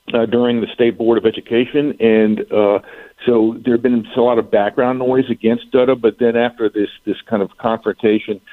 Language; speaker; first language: English; native; English